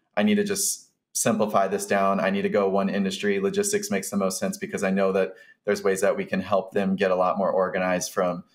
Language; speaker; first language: English; native; English